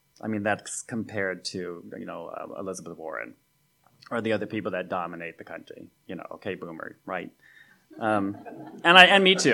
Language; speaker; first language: English; native; English